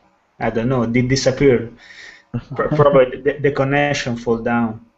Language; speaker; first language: English; non-native, learner; Italian